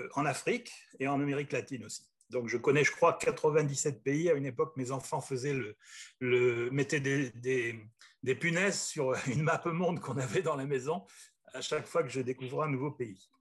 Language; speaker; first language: French; native; French